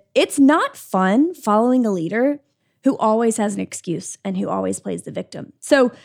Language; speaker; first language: English; native; English